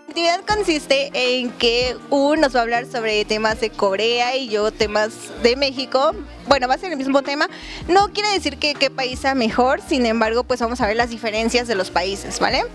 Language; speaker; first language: Spanish; native; Spanish